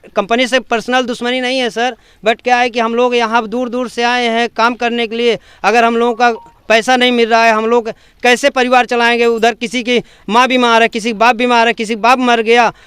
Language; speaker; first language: Hindi; native; Hindi